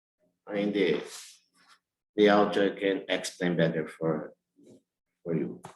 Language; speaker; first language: English; non-native, learner; Portuguese